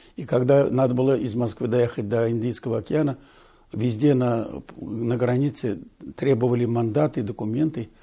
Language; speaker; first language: Russian; non-native, local second language; Tatar